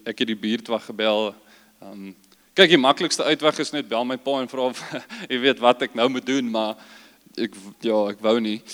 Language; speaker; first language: Afrikaans; early bilingual, heritage; Afrikaans